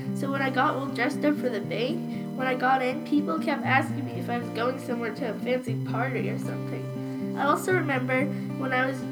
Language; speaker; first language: English; non-native, fluent; Turkish